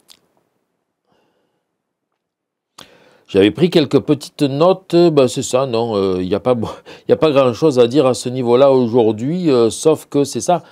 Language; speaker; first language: French; native; French